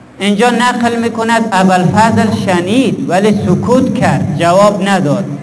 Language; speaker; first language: Persian; native; Persian